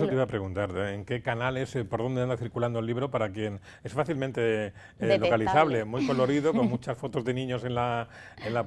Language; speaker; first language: Spanish; native; Spanish